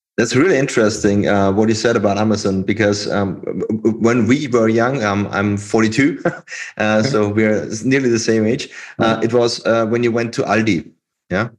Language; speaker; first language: English; non-native, fluent; German